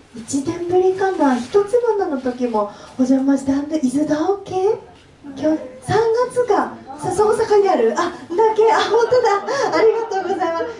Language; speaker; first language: Japanese; native; Japanese